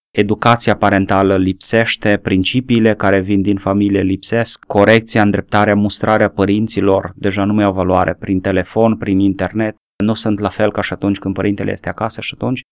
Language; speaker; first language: Romanian; native; Romanian